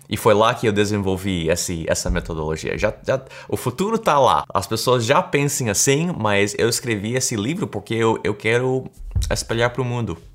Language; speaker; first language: Portuguese; early bilingual, heritage; English